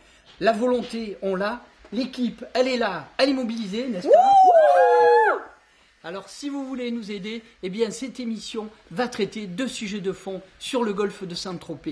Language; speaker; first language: French; native; French